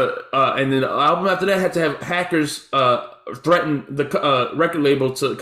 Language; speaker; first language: English; native; English